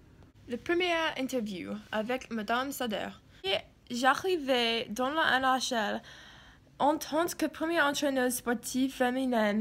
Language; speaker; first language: French; non-native, learner; English